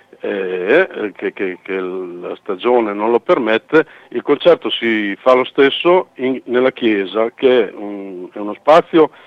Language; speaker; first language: Italian; native; Italian